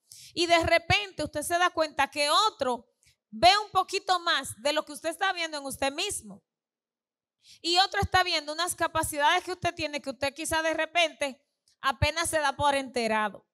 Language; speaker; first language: Spanish; native; Spanish